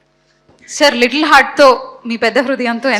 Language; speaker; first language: Telugu; native; Telugu